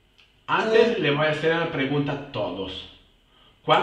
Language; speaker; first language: Spanish; non-native, fluent; Italian